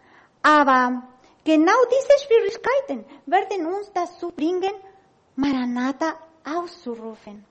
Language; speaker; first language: German; non-native, learner; Spanish